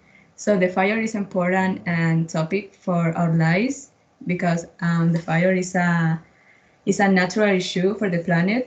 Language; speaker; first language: English; non-native, learner; Spanish